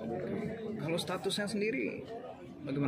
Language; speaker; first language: Indonesian; native; Indonesian